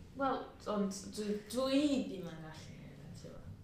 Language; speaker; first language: Welsh; non-native, learner; Spanish